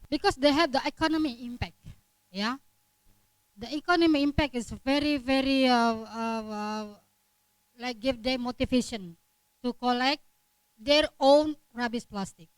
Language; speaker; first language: English; non-native, learner; Indonesian